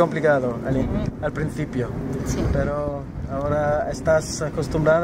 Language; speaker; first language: Spanish; non-native, fluent; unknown